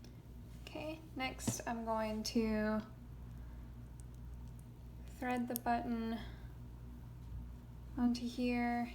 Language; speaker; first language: English; native; English